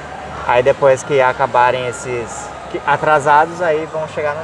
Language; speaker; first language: Portuguese; native; Portuguese